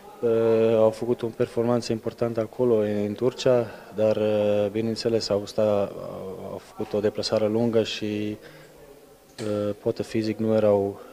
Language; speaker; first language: Romanian; non-native, fluent; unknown